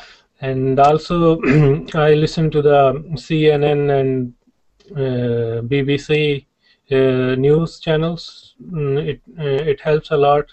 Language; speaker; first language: English; non-native, learner; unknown